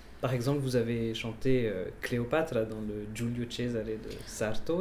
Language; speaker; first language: French; native; French